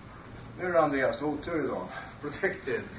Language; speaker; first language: Swedish; native; Swedish